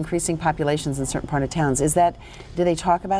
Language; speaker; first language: English; native; English